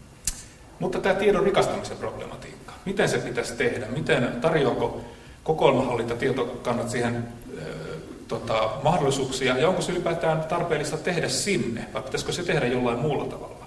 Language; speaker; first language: Finnish; native; Finnish